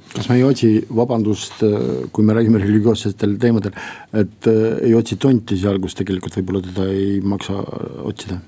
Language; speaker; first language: Estonian; non-native, local second language; Russian